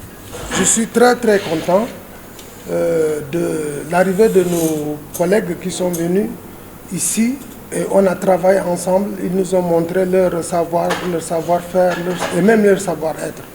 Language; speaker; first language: French; non-native, local second language; Wolof